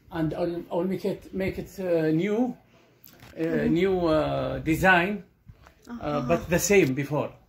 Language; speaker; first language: English; non-native, learner; Arabic